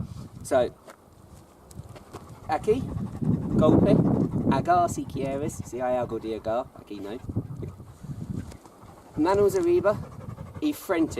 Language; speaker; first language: Spanish; non-native, learner; English